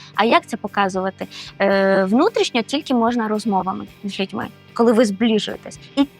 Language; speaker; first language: Ukrainian; non-native, fluent; Spanish